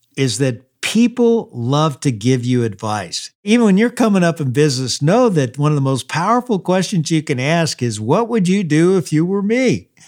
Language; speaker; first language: English; native; English